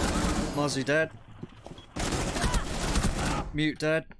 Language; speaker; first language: English; native; English